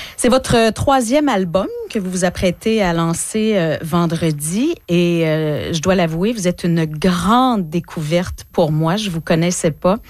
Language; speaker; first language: French; native; French